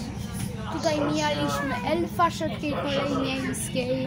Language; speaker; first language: Polish; native; Polish